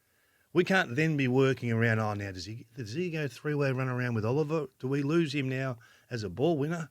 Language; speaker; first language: English; native; English